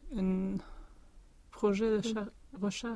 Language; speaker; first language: French; non-native, learner; Swedish